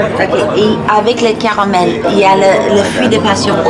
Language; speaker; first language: French; non-native, learner; English